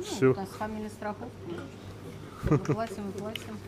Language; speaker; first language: Russian; native; Russian